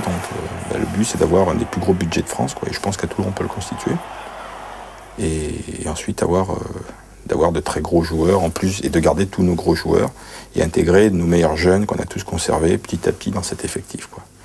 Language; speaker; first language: French; native; French